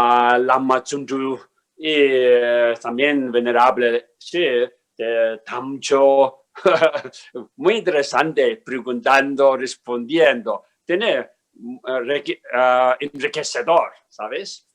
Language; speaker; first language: Spanish; non-native, learner; Tibetan